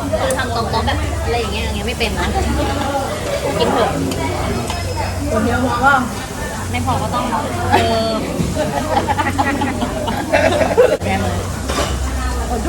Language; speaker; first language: Thai; native; Thai